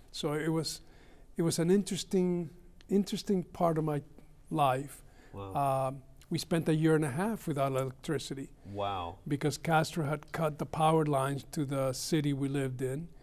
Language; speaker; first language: English; early bilingual, other home language; Spanish